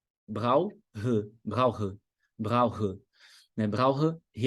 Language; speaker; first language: German; non-native, fluent; Portuguese